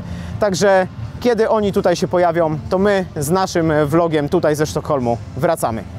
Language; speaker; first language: Polish; native; Polish